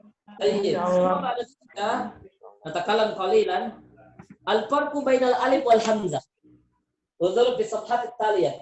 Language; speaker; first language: Arabic; non-native, fluent; Indonesian